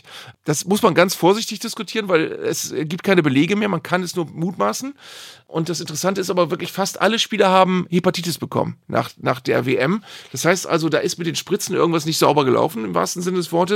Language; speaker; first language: German; native; German